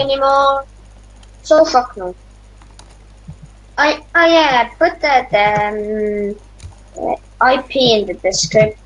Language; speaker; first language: English; non-native, learner; Estonian